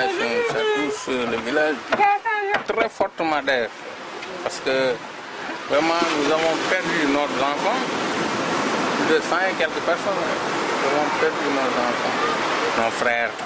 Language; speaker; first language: French; non-native, local second language; Wolof